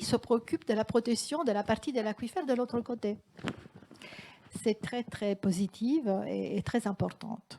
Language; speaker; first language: French; non-native, fluent; Italian